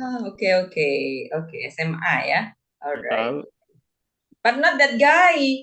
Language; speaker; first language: English; non-native, fluent; Indonesian